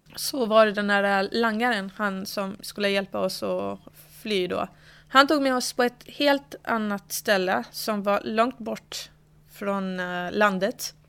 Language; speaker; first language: Swedish; early bilingual, other home language; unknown